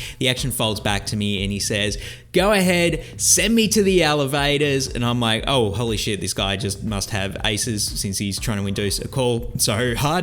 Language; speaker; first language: English; native; English